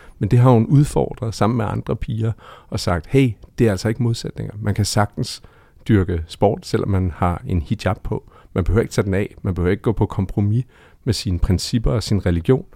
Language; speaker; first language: Danish; native; Danish